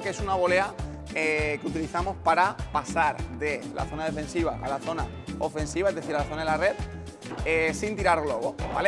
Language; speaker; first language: Spanish; native; Spanish